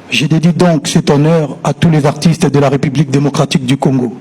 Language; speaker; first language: French; non-native, local second language; Lingala